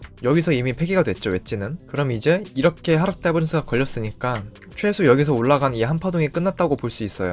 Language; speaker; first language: Korean; native; Korean